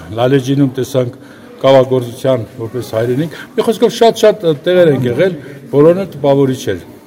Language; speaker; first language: Armenian; early bilingual, heritage; Armenian